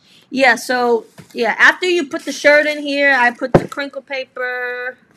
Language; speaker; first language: English; early bilingual, other home language; Spanish